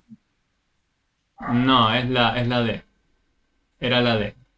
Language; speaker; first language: Spanish; native; Spanish